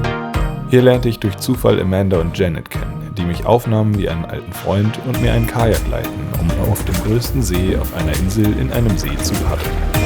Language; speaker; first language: German; native; German